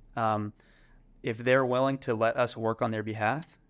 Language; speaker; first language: English; native; English